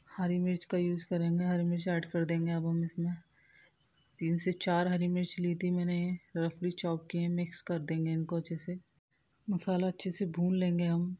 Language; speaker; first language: Hindi; native; Hindi